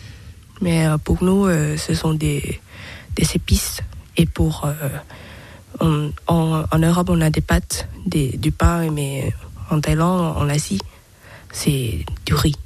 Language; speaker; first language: French; non-native, learner; Thai